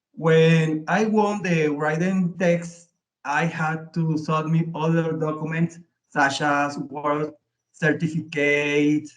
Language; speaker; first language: English; non-native, learner; Spanish